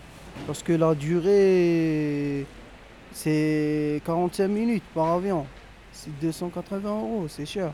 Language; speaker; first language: French; non-native, local second language; Arabic